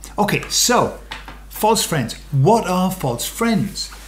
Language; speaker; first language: English; native; English